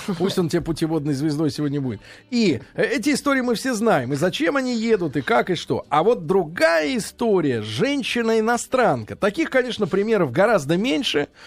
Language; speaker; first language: Russian; native; Russian